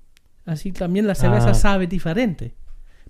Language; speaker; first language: Spanish; non-native, learner; German